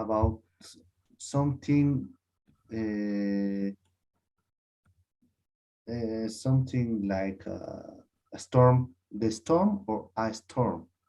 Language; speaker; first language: English; non-native, learner; Spanish